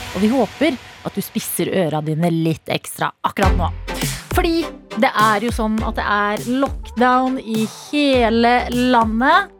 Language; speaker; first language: Norwegian; native; Norwegian